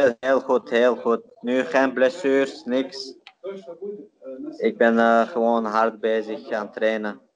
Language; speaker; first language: Dutch; non-native, learner; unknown